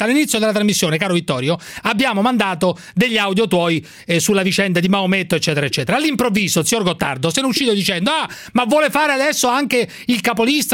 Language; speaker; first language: Italian; native; Italian